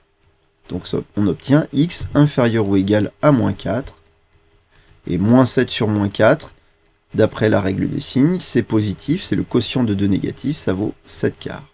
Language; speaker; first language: French; native; French